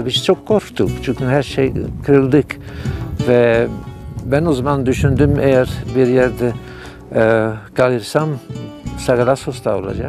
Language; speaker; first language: Turkish; non-native, fluent; Dutch